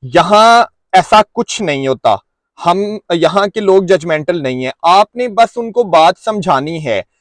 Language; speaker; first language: Urdu; non-native, local second language; Punjabi